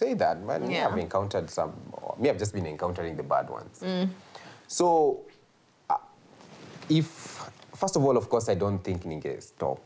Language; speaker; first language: English; non-native, local second language; Swahili